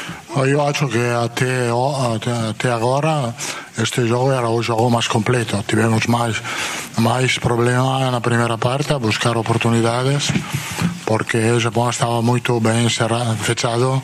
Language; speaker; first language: Portuguese; non-native, fluent; Spanish